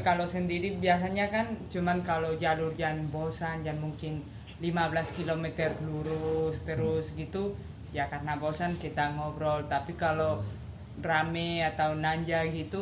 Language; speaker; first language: Indonesian; non-native, fluent; Spanish